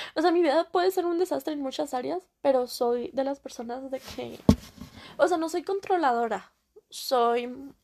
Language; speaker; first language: Spanish; early bilingual, heritage; Spanish